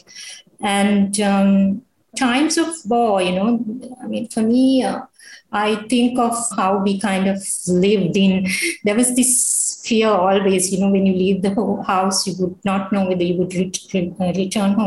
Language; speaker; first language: English; non-native, local second language; Sinhala